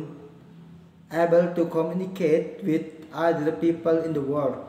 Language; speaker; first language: English; non-native, learner; Indonesian